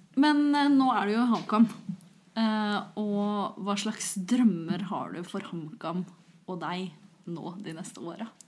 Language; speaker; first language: Norwegian; native; Norwegian